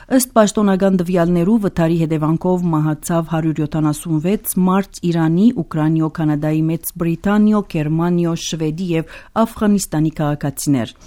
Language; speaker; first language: Armenian; early bilingual, heritage; Armenian